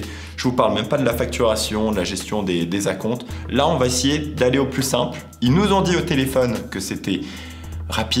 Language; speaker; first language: French; native; French